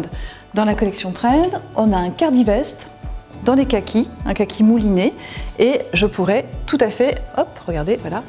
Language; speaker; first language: French; native; French